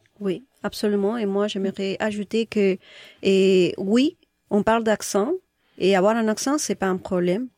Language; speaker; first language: French; non-native, fluent; Spanish